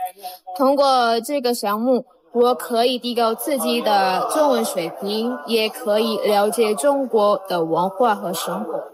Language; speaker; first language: Chinese; non-native, learner; Indonesian